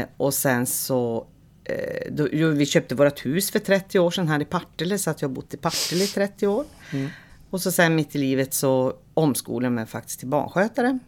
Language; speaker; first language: Swedish; native; Swedish